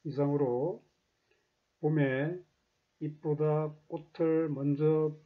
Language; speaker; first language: Korean; native; Korean